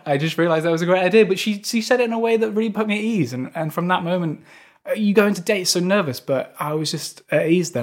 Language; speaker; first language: English; native; English